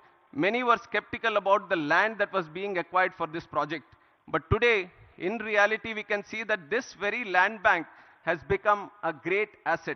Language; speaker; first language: English; non-native, local second language; Telugu